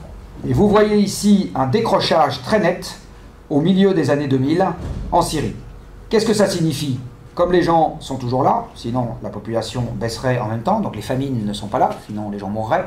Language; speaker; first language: French; native; French